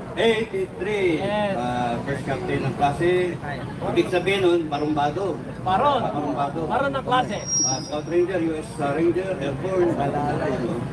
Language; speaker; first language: Filipino; native; Filipino